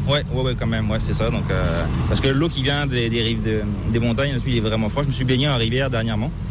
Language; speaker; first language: French; native; French